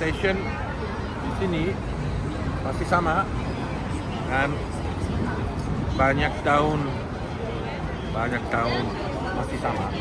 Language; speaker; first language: Indonesian; non-native, learner; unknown